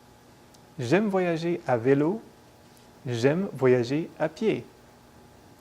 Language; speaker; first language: French; non-native, fluent; English